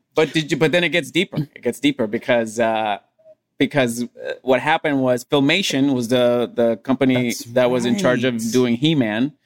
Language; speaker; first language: English; non-native, fluent; Spanish